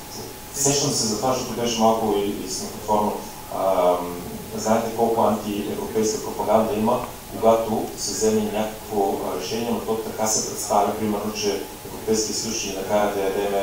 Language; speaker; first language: Bulgarian; native; Bulgarian